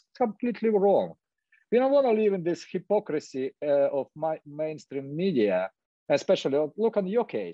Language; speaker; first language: English; non-native, fluent; Ukrainian